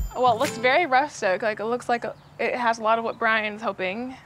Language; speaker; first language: English; native; English